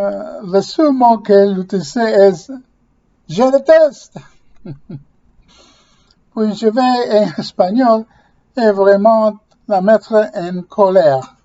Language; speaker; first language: French; non-native, learner; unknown